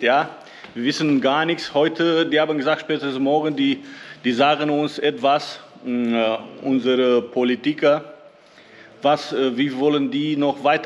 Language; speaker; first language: German; non-native, learner; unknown